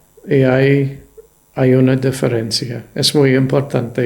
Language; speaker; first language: Spanish; non-native, fluent; English